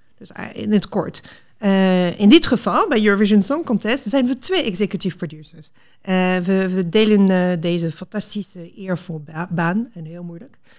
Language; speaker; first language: Dutch; non-native, fluent; French